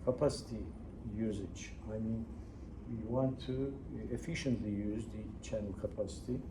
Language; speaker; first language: English; non-native, fluent; Turkish